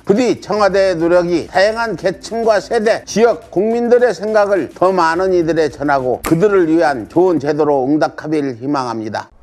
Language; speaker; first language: Korean; native; Korean